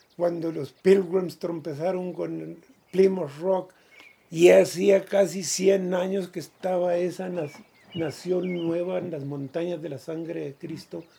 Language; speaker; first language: Spanish; native; Spanish